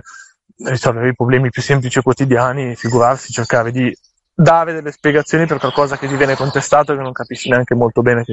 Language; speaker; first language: Italian; native; Italian